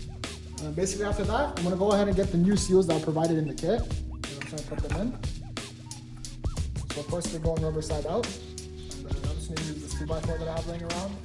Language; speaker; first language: English; native; English